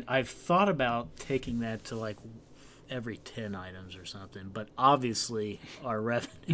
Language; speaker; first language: English; native; English